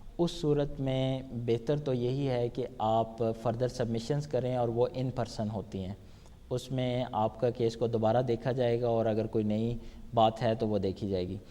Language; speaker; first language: Urdu; native; Urdu